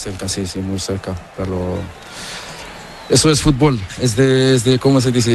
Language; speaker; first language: Spanish; non-native, learner; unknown